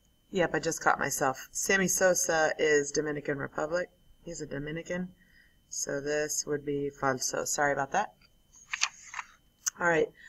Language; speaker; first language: English; native; English